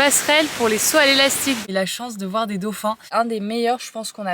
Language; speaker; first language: French; native; French